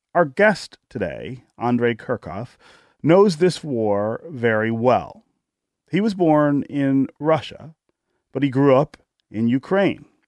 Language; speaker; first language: English; native; English